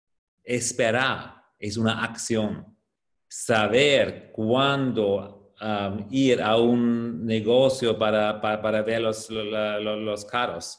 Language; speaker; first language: Spanish; non-native, fluent; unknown